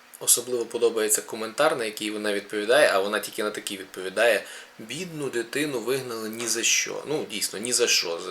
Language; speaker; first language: Ukrainian; native; Ukrainian